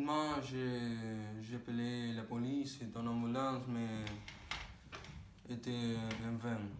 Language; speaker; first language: French; non-native, learner; Spanish